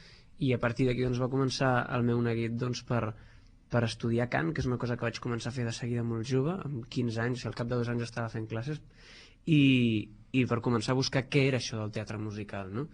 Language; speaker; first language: Catalan; native; Catalan